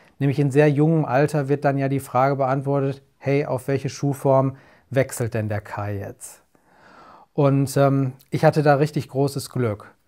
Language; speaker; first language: German; native; German